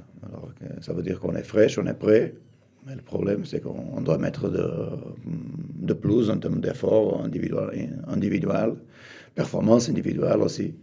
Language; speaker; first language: French; non-native, fluent; Portuguese